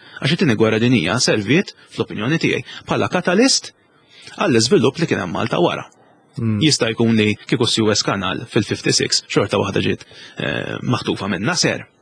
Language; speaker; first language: Maltese; native; Maltese